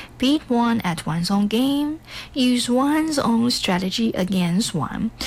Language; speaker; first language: English; non-native, fluent; Chinese